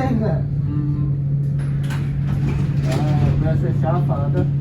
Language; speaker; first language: German; non-native, learner; Serbian